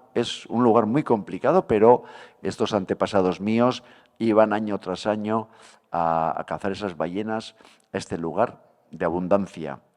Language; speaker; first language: Spanish; native; Spanish